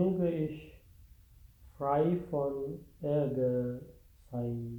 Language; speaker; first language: German; non-native, fluent; Sinhala